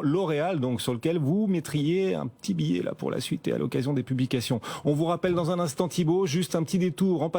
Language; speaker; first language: French; native; French